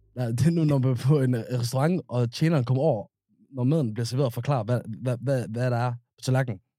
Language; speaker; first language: Danish; early bilingual, other home language; Somali